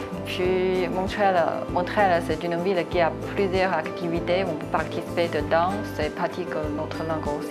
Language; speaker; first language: French; non-native, learner; Chinese